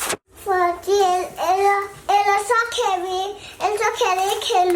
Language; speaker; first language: Danish; early bilingual, other home language; Filipino